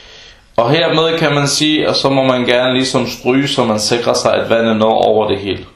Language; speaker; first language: Danish; early bilingual, other home language; Arabic